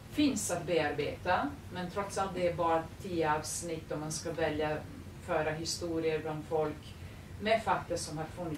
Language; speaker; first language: Swedish; non-native, fluent; Serbian